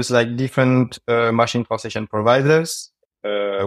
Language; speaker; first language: English; non-native, fluent; French